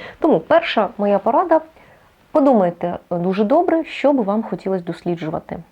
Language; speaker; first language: Ukrainian; native; Ukrainian